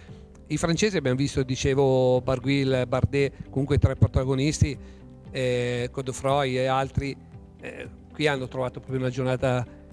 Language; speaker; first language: Italian; native; Italian